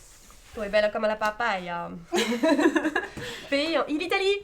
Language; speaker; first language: French; native; French